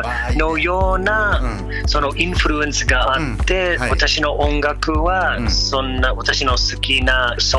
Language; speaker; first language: Japanese; non-native, learner; English